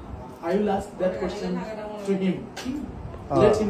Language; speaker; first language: English; non-native, fluent; Bangla